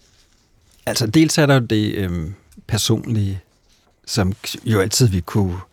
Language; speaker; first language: Danish; native; Danish